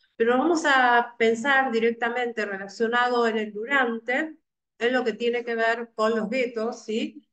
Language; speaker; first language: Spanish; native; Spanish